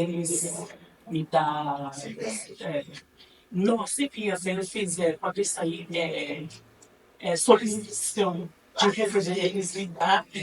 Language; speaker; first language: Portuguese; non-native, learner; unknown